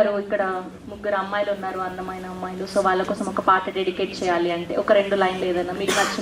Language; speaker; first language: Telugu; native; Telugu